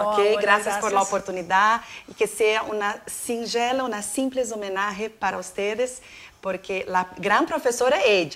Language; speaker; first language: Spanish; non-native, learner; Portuguese